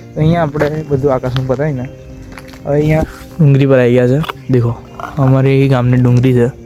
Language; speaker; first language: Gujarati; non-native, local second language; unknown